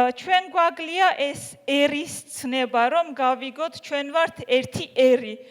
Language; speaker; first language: Georgian; non-native, local second language; Azerbaijani